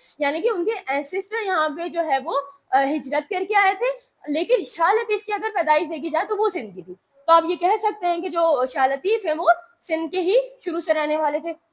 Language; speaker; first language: Urdu; native; Urdu